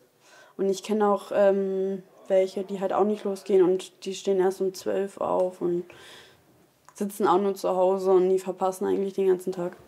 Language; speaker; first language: German; native; German